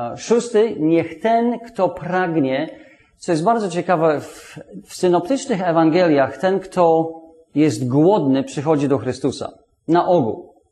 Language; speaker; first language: Polish; non-native, fluent; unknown